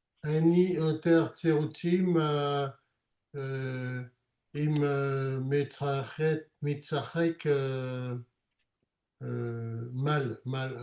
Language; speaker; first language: Hebrew; non-native, learner; French